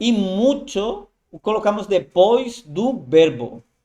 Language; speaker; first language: Portuguese; non-native, fluent; Spanish